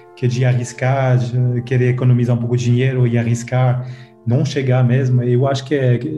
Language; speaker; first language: Portuguese; non-native, fluent; French